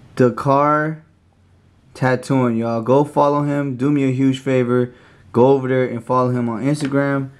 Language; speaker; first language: English; early bilingual, other home language; Spanish